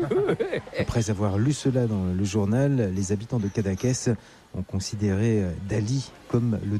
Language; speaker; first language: French; native; French